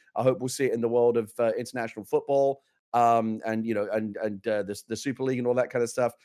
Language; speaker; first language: English; native; English